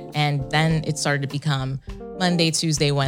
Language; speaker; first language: English; early bilingual, other home language; Spanish